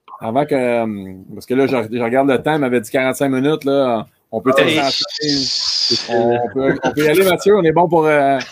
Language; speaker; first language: French; native; French